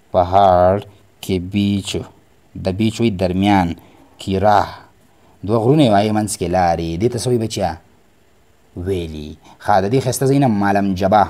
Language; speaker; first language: Urdu; non-native, local second language; Pashto